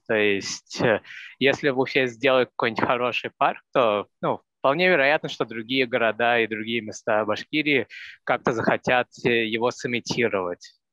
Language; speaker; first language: Russian; non-native, fluent; Hindi